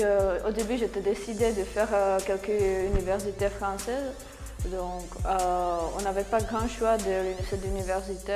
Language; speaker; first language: French; non-native, fluent; Czech